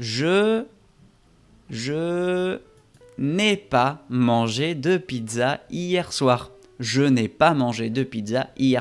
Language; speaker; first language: French; non-native, fluent; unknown